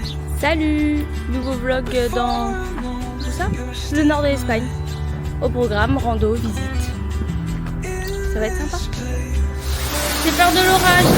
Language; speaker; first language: French; native; French